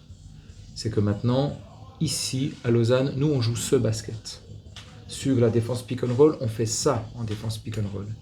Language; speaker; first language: French; native; French